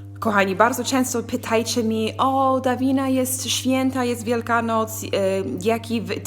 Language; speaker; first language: Polish; non-native, learner; English